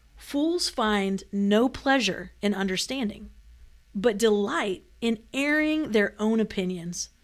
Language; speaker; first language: English; native; English